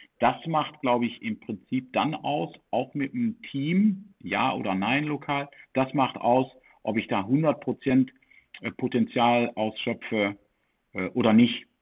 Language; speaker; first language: German; early bilingual, heritage; German